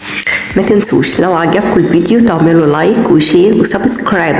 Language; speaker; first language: Arabic; native; Arabic